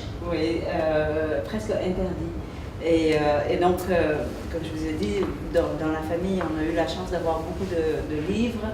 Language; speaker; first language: French; early bilingual, other home language; Vietnamese